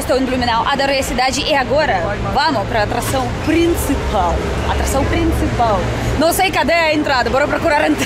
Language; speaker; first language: Portuguese; non-native, fluent; Russian